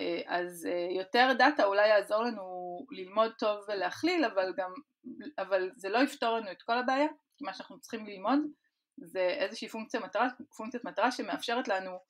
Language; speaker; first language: Hebrew; native; Hebrew